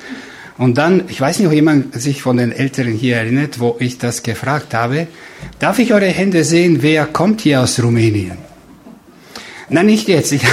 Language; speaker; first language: German; non-native, fluent; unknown